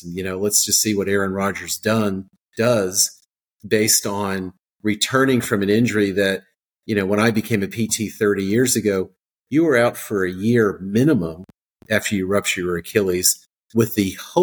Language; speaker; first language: English; native; English